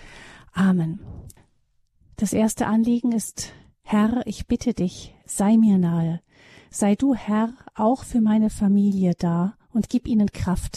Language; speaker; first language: German; native; German